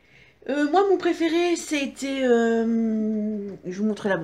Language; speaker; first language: French; native; French